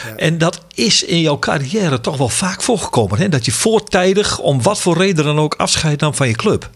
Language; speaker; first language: Dutch; non-native, local second language; Western Frisian